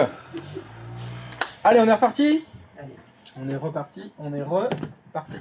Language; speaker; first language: French; native; French